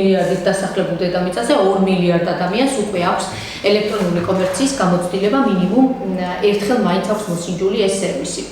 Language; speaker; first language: Georgian; native; Georgian